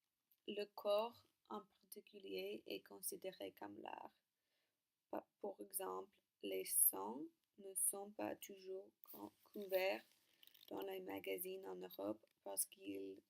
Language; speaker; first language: French; non-native, learner; English